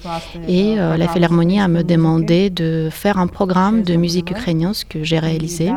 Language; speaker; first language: French; non-native, fluent; Ukrainian